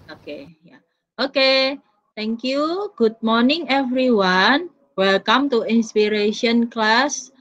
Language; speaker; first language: English; non-native, fluent; Indonesian